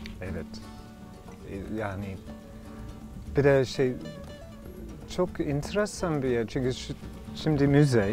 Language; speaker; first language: Turkish; non-native, learner; English